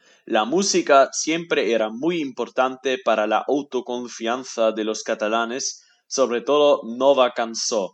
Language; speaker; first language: Spanish; non-native, learner; German